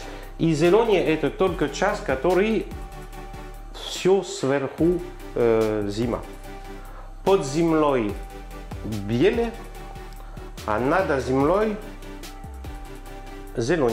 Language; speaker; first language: Russian; non-native, learner; French